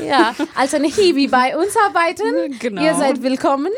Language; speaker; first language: German; non-native, learner; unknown